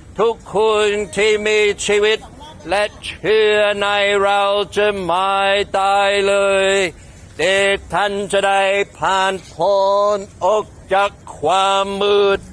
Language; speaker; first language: Thai; non-native, fluent; English